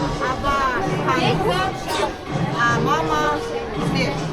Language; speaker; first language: Russian; non-native, local second language; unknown